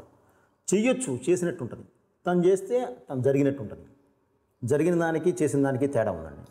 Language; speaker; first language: Telugu; native; Telugu